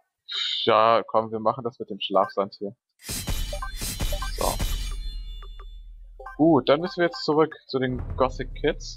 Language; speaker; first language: German; native; German